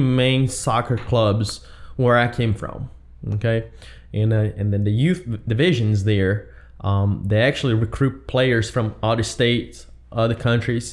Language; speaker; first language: English; non-native, fluent; Portuguese